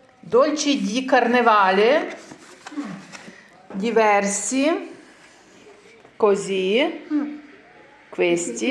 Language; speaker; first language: Italian; non-native, learner; Ukrainian